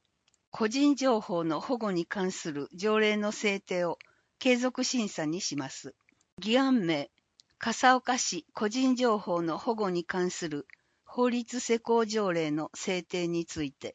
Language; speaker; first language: Japanese; native; Japanese